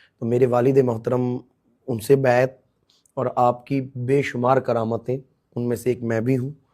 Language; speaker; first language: Urdu; native; Urdu